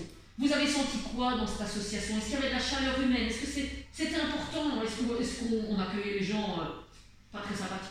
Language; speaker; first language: French; native; French